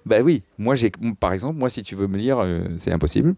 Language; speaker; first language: French; native; French